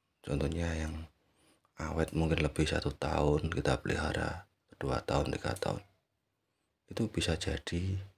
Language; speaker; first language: Indonesian; native; Indonesian